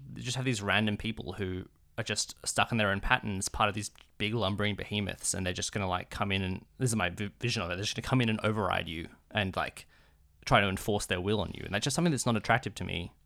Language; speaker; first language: English; native; English